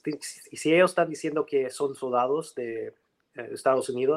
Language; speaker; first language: Spanish; non-native, learner; English